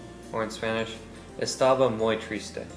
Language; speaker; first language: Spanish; non-native, learner; English